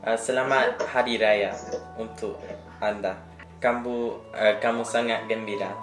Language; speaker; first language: Malay; non-native, learner; English